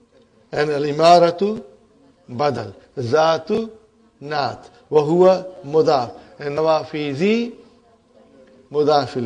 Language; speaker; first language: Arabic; non-native, fluent; English